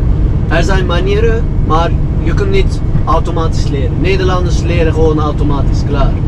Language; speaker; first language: Dutch; non-native, fluent; Turkish